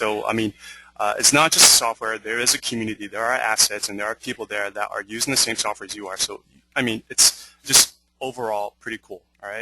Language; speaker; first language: English; native; English